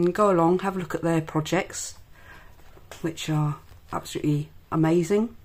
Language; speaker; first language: English; native; English